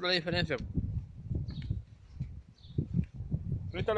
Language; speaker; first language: Spanish; native; Spanish